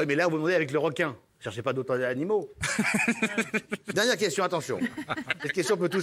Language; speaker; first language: French; native; French